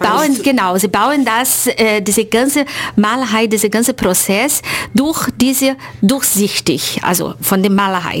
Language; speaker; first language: German; non-native, fluent; Portuguese